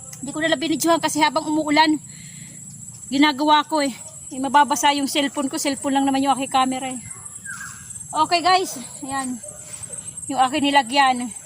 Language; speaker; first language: Filipino; non-native, local second language; Waray